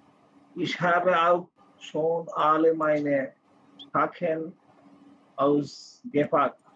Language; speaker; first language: German; non-native, learner; Bangla